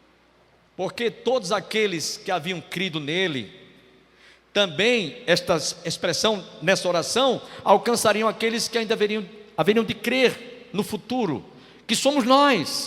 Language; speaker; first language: Portuguese; native; Portuguese